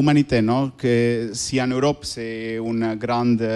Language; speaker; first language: French; non-native, learner; Spanish